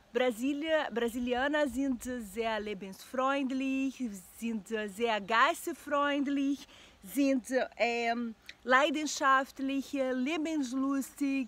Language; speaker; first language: German; non-native, learner; Portuguese